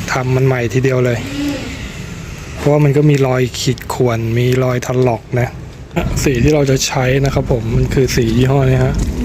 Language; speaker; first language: Thai; native; Thai